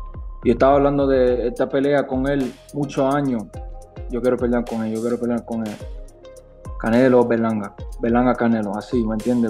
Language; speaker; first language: Spanish; early bilingual, heritage; Spanish